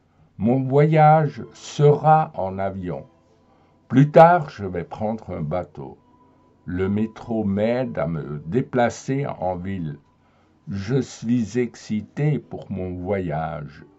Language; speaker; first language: French; non-native, fluent; German